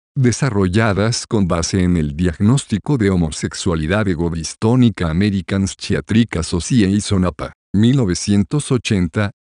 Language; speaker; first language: Spanish; native; Spanish